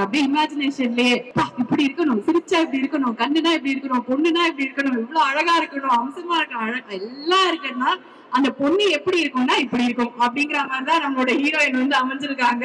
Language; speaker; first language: Tamil; native; Tamil